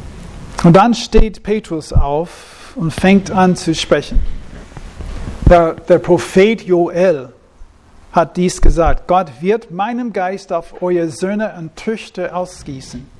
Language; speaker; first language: German; non-native, fluent; English